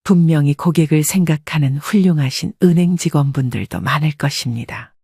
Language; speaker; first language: Korean; native; Korean